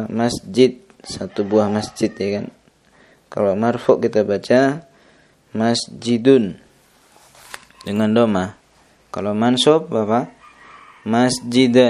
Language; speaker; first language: Indonesian; native; Indonesian